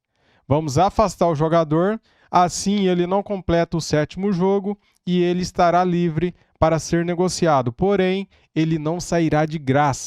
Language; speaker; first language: Portuguese; native; Portuguese